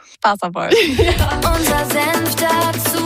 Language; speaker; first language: German; native; German